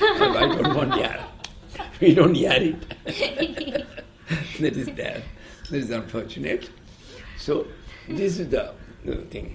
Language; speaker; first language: English; non-native, local second language; Tamil